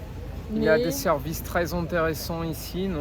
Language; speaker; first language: French; non-native, fluent; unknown